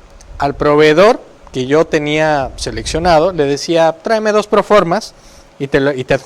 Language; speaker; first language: Spanish; native; Spanish